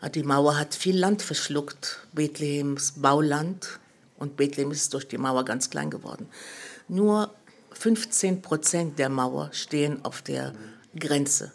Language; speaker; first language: German; early bilingual, other home language; Arabic